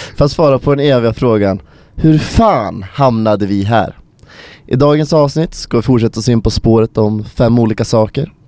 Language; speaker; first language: Swedish; native; Swedish